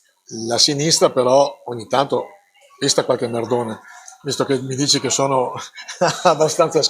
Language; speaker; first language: Italian; native; Italian